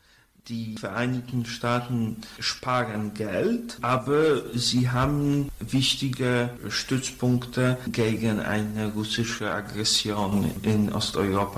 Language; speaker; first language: German; non-native, fluent; Polish